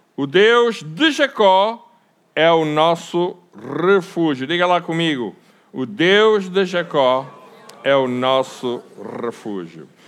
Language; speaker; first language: Portuguese; native; Portuguese